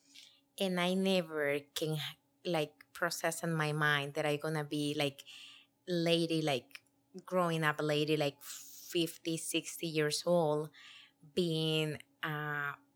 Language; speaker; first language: English; non-native, learner; Spanish